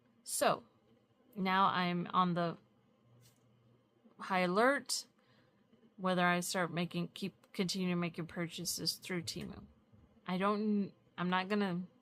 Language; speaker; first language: English; native; English